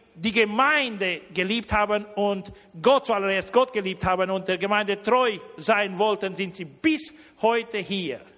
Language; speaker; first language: German; early bilingual, heritage; Romanian